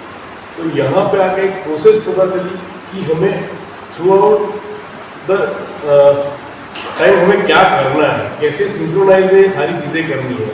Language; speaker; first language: Hindi; non-native, local second language; Marathi